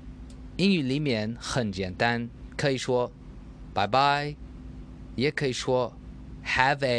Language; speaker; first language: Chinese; non-native, learner; English